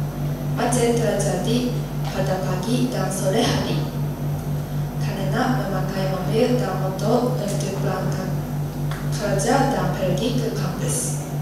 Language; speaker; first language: Indonesian; non-native, learner; Japanese